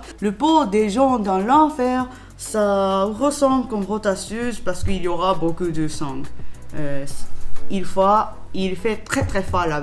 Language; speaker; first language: French; non-native, learner; Japanese